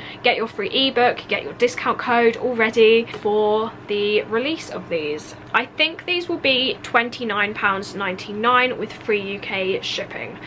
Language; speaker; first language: English; native; English